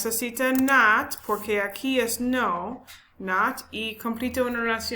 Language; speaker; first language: Spanish; non-native, learner; English